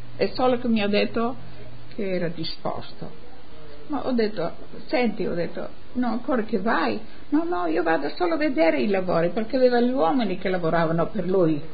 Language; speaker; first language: Italian; non-native, local second language; Friulian